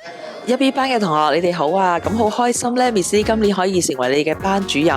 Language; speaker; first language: Cantonese; native; Cantonese